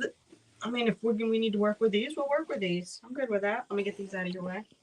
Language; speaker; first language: English; native; English